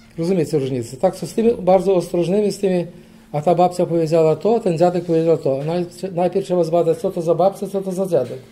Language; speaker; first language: Polish; early bilingual, heritage; Polish